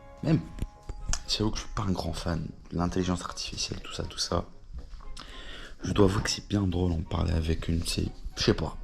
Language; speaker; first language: French; native; French